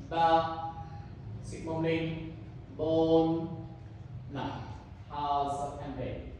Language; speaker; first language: Vietnamese; non-native, learner; Indonesian